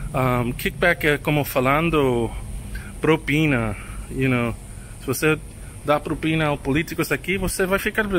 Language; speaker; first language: Portuguese; non-native, learner; English